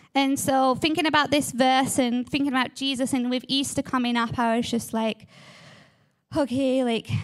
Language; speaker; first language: English; native; English